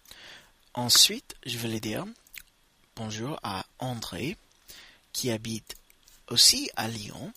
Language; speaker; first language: French; non-native, fluent; English